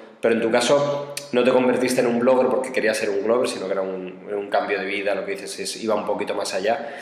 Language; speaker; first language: Spanish; native; Spanish